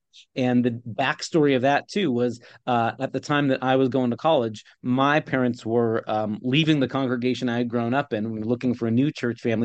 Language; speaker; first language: English; native; English